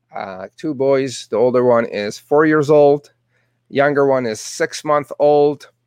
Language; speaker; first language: English; non-native, fluent; Persian